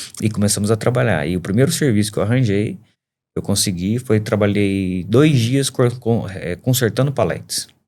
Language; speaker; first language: Portuguese; native; Portuguese